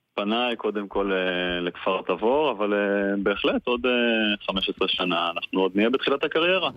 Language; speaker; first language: Hebrew; native; Hebrew